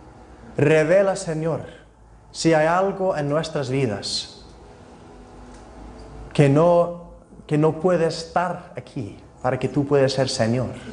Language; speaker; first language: Spanish; non-native, fluent; Icelandic